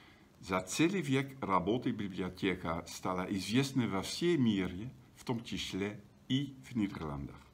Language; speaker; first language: Russian; non-native, fluent; Dutch